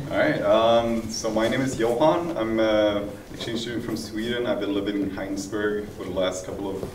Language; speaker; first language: English; non-native, fluent; Italian